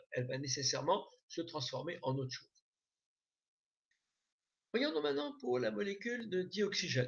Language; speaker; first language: French; native; French